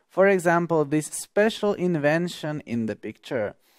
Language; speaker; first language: English; non-native, fluent; Slovak